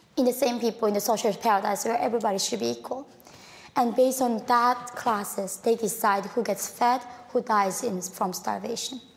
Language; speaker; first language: English; non-native, fluent; Korean